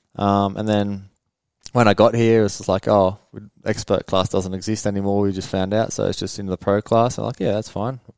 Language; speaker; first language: English; early bilingual, other home language; Swedish